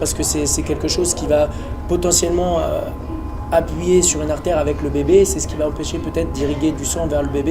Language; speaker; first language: French; native; French